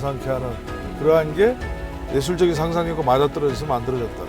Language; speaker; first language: Korean; native; Korean